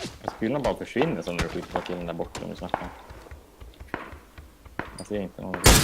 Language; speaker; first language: Swedish; native; Swedish